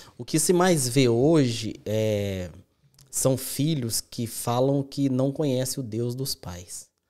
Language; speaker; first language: Portuguese; native; Portuguese